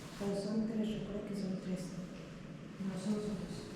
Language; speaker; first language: Spanish; native; Spanish